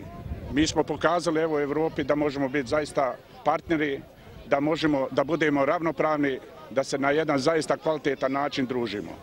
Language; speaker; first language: Bosnian; native; Bosnian